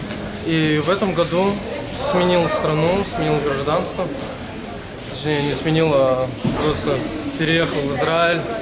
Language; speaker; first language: Russian; native; Russian